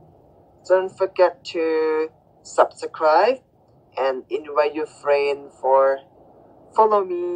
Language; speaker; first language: English; non-native, learner; Thai